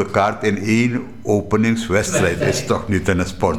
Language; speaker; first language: Dutch; non-native, local second language; Caribbean Hindustani